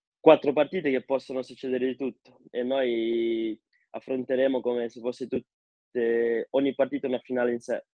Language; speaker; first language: Italian; non-native, fluent; Portuguese